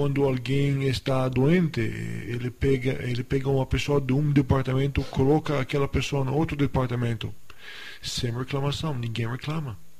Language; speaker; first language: Portuguese; non-native, fluent; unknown